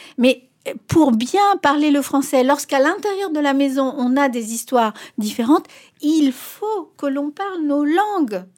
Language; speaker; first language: French; non-native, fluent; Spanish